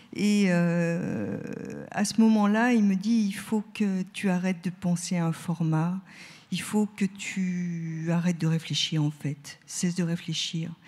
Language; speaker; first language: French; native; French